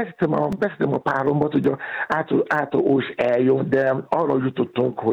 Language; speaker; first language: Hungarian; non-native, fluent; Yoruba